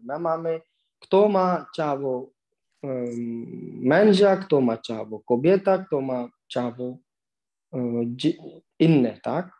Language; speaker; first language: Polish; non-native, learner; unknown